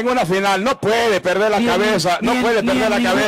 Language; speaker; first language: Spanish; native; Spanish